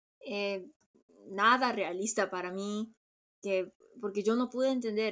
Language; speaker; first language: Spanish; non-native, fluent; Korean